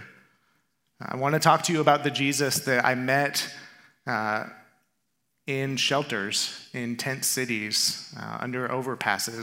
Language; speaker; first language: English; native; English